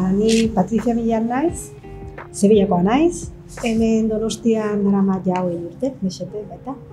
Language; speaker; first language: Basque; non-native, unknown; Spanish